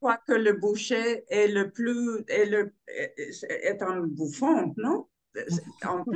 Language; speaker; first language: French; non-native, learner; Spanish